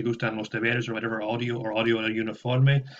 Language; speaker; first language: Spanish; non-native, fluent; English